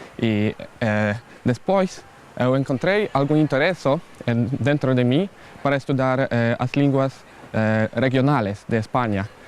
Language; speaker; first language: Portuguese; non-native, learner; Polish